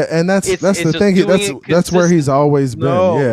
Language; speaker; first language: English; native; English